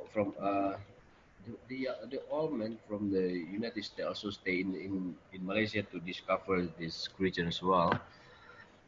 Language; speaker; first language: English; non-native, learner; Indonesian